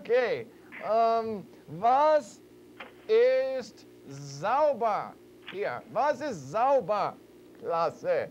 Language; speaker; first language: German; non-native, learner; English